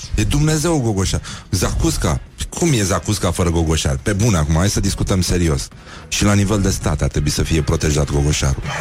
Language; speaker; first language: Romanian; native; Romanian